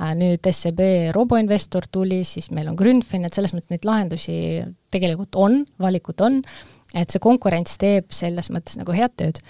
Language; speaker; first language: Estonian; non-native, local second language; Russian